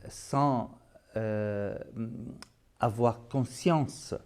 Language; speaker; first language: French; non-native, fluent; Arabic